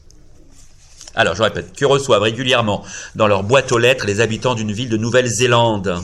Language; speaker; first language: French; native; French